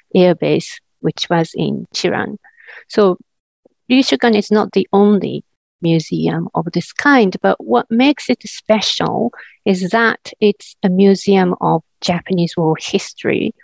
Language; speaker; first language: English; non-native, fluent; Japanese